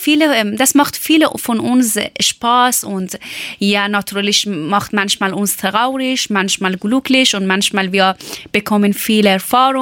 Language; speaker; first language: German; non-native, learner; Persian